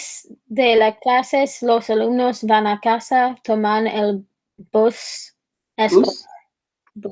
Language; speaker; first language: Spanish; non-native, learner; English